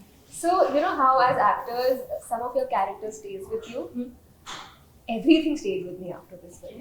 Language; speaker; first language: English; non-native, local second language; Hindi